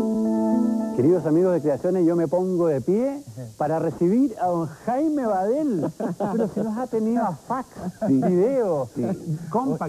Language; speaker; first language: Spanish; native; Spanish